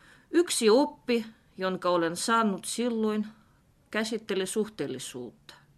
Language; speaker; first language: Finnish; non-native, fluent; Russian